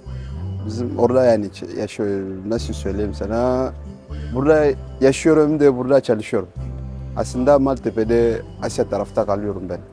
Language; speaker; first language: Turkish; non-native, fluent; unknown